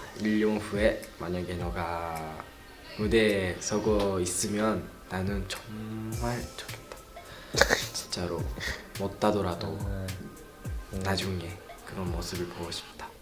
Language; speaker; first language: Korean; non-native, learner; Japanese